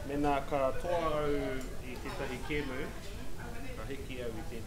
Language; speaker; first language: Māori; non-native, learner; English